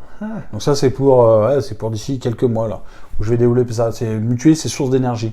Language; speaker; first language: French; native; French